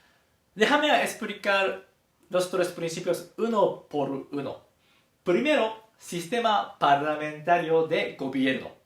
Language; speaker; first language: Spanish; non-native, fluent; Japanese